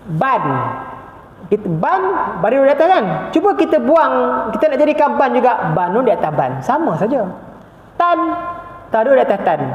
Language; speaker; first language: Malay; native; Malay